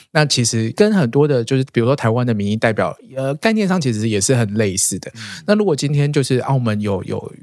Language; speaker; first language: Chinese; native; Chinese